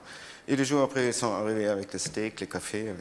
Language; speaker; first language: French; non-native, learner; German